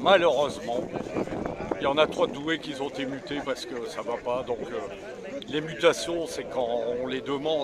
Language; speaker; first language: French; native; French